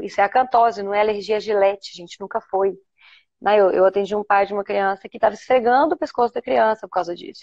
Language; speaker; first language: Portuguese; native; Portuguese